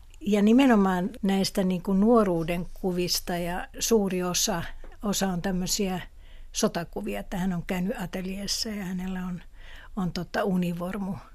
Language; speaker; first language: Finnish; non-native, local second language; Swedish